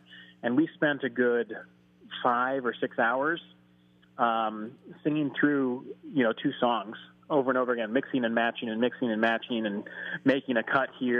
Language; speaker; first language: English; native; English